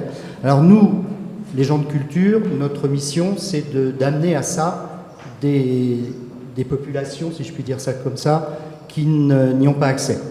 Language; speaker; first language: French; native; French